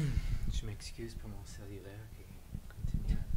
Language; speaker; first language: French; non-native, fluent; English